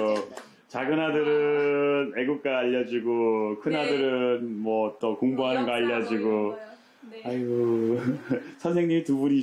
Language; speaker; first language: Korean; native; Korean